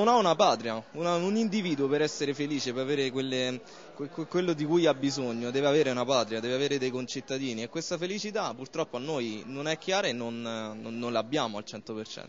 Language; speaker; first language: Italian; early bilingual, other home language; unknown